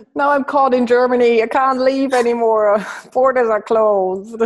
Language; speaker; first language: English; non-native, fluent; Russian